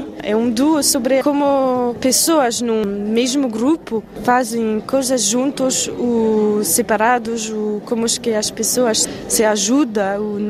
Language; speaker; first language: Portuguese; non-native, fluent; French